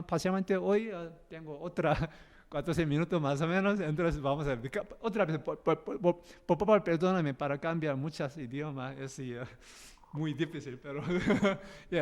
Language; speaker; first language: Spanish; non-native, learner; Korean